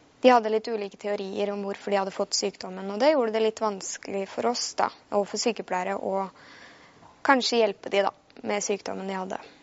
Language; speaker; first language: Norwegian; native; Norwegian